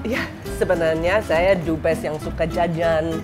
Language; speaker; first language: Indonesian; non-native, fluent; English